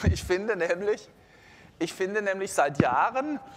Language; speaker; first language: German; native; German